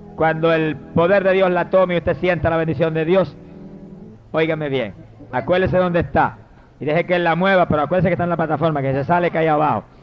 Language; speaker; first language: Spanish; native; Spanish